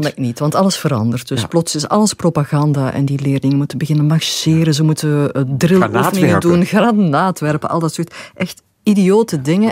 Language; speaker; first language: Dutch; native; Dutch